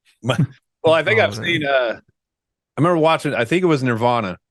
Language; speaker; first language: English; native; English